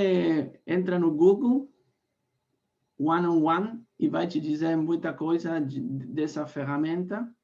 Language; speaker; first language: Portuguese; non-native, fluent; Spanish